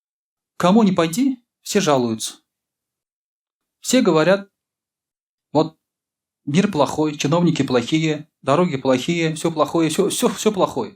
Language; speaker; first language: Russian; non-native, local second language; Tatar